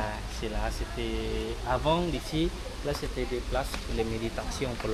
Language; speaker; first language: French; non-native, learner; Balinese